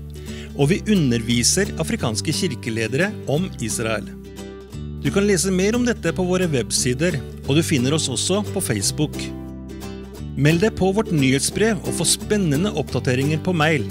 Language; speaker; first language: Norwegian; native; Norwegian